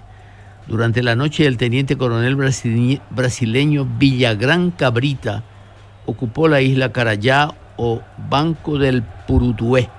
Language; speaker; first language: Spanish; native; Spanish